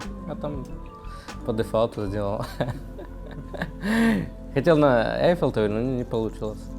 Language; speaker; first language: Russian; non-native, learner; Slovak